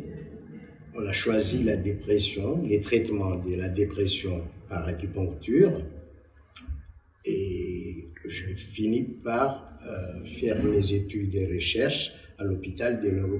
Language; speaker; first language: French; non-native, local second language; Malagasy